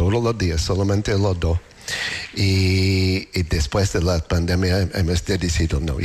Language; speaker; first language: Spanish; non-native, learner; English